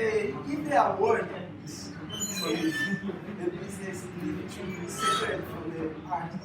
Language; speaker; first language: English; non-native, fluent; Portuguese